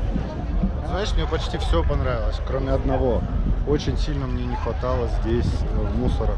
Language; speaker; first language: Russian; native; Russian